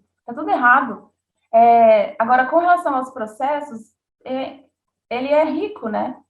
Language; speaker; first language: Portuguese; native; Portuguese